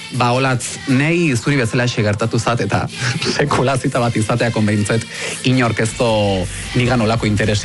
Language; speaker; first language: Basque; native; Basque